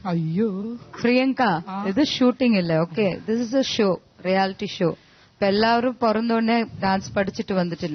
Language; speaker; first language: Malayalam; non-native, fluent; Tamil